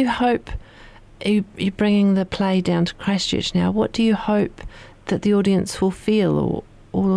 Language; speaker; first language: English; native; English